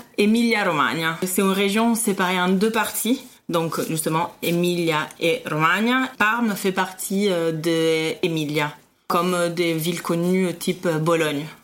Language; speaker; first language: French; non-native, fluent; Italian